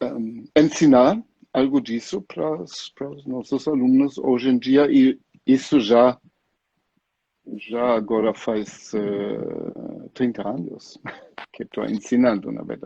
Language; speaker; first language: Portuguese; non-native, fluent; German